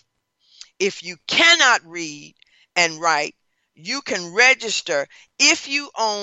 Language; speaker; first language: English; native; English